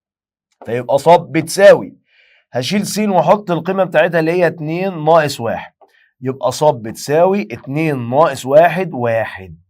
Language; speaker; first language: Arabic; native; Arabic